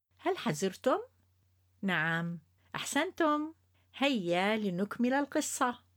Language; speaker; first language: Arabic; native; Arabic